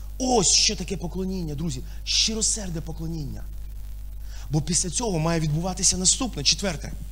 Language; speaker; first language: Ukrainian; non-native, local second language; Russian